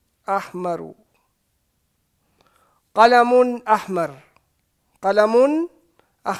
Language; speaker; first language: Arabic; non-native, fluent; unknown